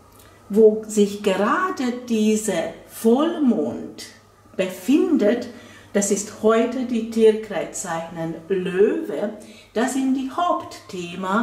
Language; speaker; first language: German; non-native, fluent; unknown